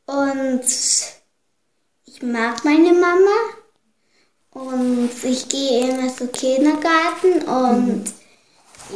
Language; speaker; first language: German; early bilingual, heritage; German